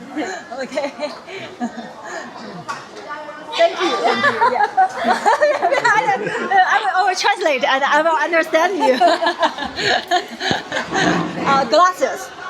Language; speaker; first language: English; non-native, fluent; Chinese